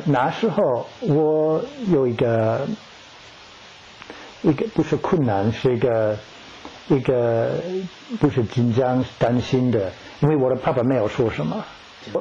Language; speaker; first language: Chinese; non-native, fluent; English